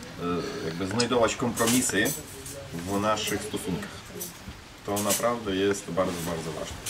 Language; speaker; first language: Polish; non-native, fluent; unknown